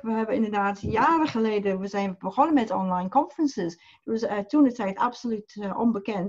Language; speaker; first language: Dutch; non-native, fluent; English